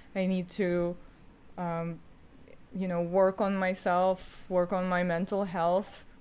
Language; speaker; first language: English; non-native, fluent; Ukrainian